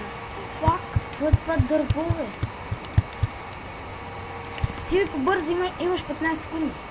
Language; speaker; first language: Bulgarian; native; Bulgarian